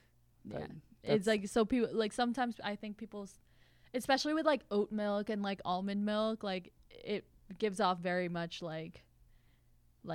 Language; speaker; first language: English; native; English